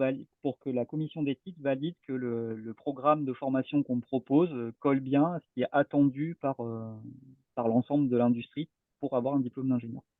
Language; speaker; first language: French; native; French